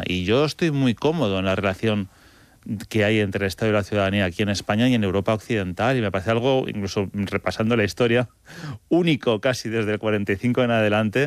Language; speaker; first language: Spanish; native; Spanish